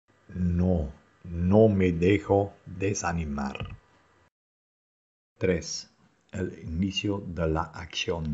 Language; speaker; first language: Spanish; non-native, fluent; Dutch